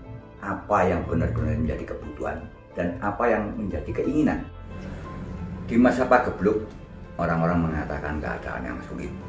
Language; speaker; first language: Indonesian; non-native, local second language; Javanese